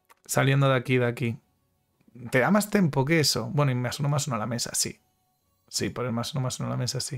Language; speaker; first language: Spanish; native; Spanish